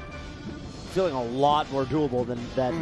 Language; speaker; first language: English; native; English